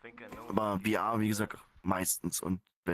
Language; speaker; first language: German; non-native, fluent; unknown